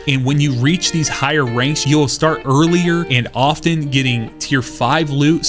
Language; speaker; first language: English; native; English